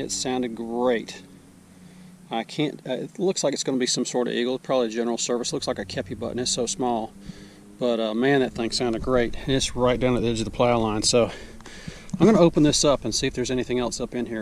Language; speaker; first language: English; native; English